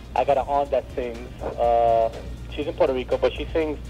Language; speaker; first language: English; native; English